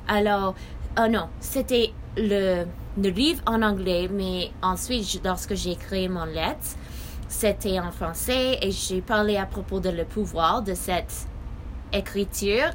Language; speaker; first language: French; non-native, learner; English